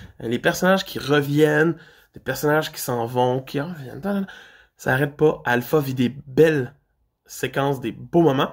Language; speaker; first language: French; native; French